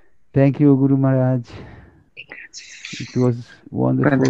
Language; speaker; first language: English; non-native, fluent; Italian